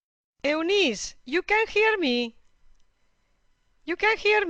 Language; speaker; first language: English; non-native, fluent; Catalan